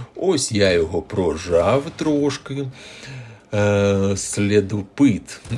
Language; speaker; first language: Ukrainian; non-native, local second language; Russian